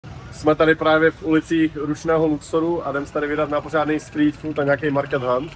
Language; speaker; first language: Czech; native; Czech